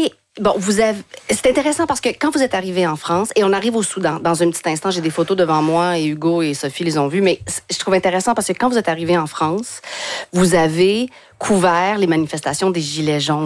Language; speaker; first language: French; native; French